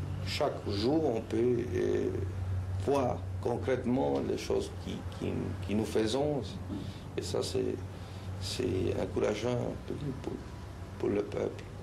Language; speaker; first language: French; non-native, learner; Spanish